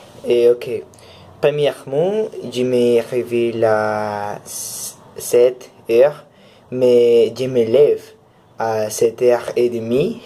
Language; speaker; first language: French; non-native, learner; Spanish